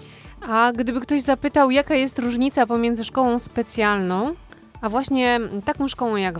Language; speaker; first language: Polish; native; Polish